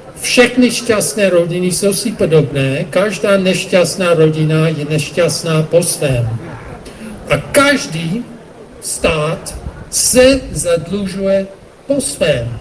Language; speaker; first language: Czech; non-native, fluent; English